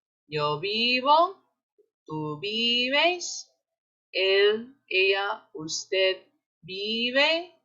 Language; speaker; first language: Spanish; non-native, fluent; English